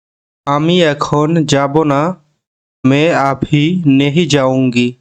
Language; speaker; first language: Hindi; non-native, learner; Bangla